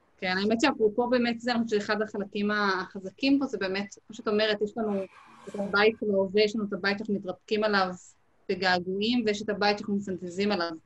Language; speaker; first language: Hebrew; native; Hebrew